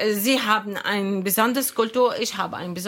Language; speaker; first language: German; non-native, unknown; Arabic